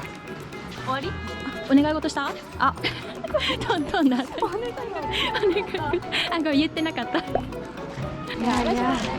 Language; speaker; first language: Japanese; native; Japanese